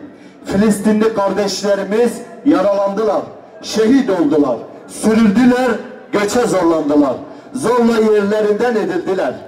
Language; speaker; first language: Turkish; native; Turkish